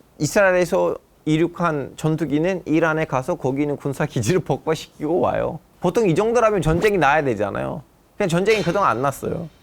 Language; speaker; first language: Korean; non-native, fluent; Turkish